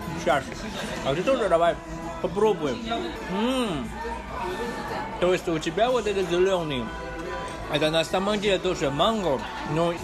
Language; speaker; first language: Russian; non-native, learner; Chinese